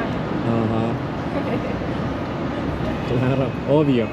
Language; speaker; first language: Spanish; non-native, learner; Lithuanian